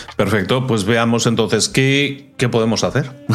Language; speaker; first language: Spanish; native; Spanish